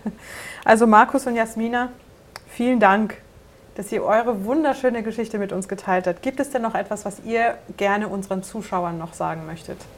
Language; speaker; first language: German; native; German